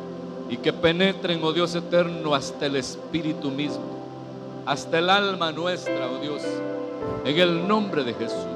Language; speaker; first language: Spanish; native; Spanish